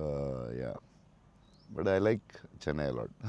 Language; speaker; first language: Tamil; non-native, local second language; Telugu